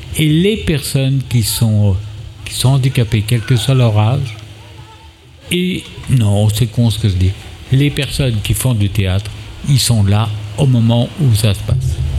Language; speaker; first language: French; native; French